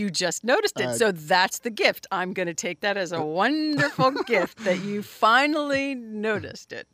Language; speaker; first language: English; native; English